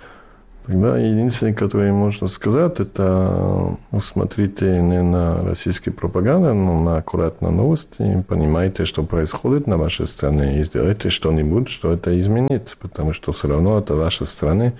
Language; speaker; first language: Russian; non-native, fluent; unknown